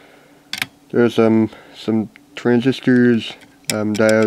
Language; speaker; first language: English; native; English